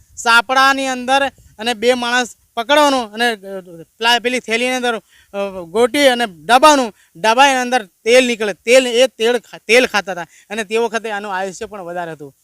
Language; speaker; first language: Gujarati; non-native, local second language; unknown